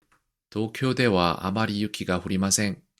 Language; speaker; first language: Japanese; non-native, learner; Korean